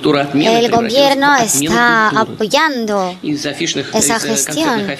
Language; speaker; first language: Spanish; non-native, learner; Russian